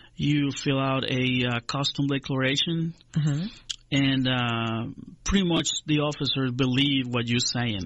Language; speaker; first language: English; non-native, fluent; Spanish